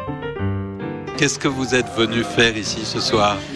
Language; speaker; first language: French; native; French